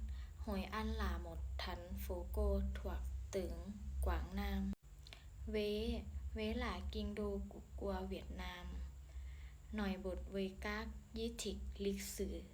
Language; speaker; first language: Vietnamese; non-native, learner; Thai